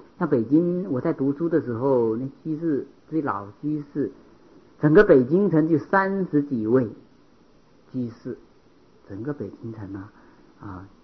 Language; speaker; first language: Chinese; native; Chinese